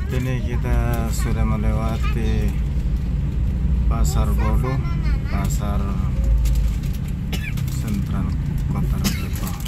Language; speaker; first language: Indonesian; native; Indonesian